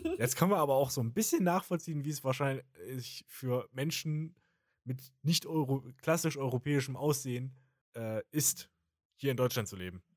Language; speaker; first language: German; native; German